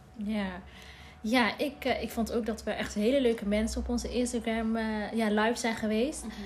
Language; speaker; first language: Dutch; early bilingual, other home language; Somali